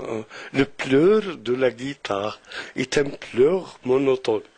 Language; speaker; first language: French; non-native, local second language; Arabic